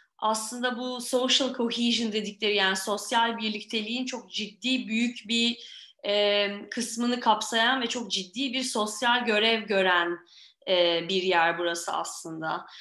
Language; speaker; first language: Turkish; native; Turkish